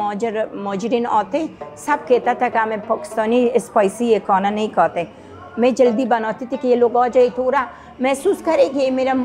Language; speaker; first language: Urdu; non-native, fluent; Persian